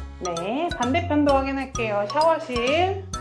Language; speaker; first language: Korean; native; Korean